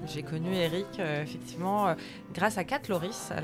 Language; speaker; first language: French; early bilingual, other home language; Arabic